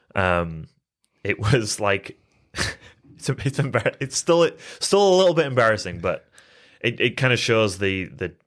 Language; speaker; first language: English; native; English